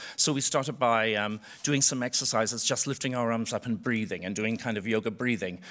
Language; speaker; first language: English; native; English